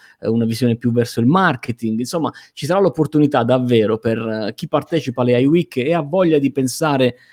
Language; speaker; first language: Italian; native; Italian